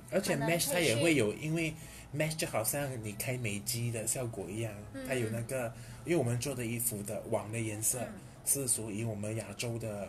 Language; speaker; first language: Chinese; native; Chinese